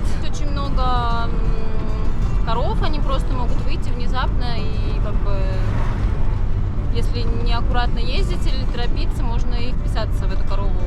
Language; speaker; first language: Russian; native; Russian